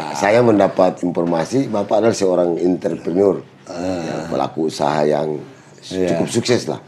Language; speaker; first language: Indonesian; native; Indonesian